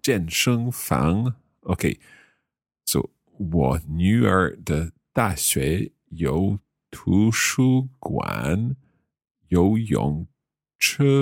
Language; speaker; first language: Chinese; non-native, learner; English